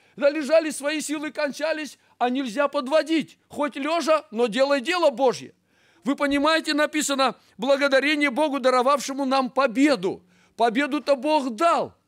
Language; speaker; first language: Russian; native; Russian